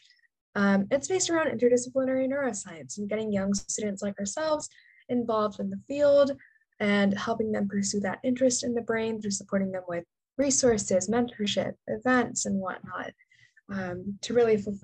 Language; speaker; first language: English; native; English